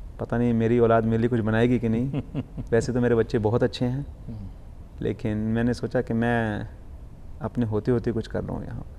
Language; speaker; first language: Hindi; early bilingual, heritage; Punjabi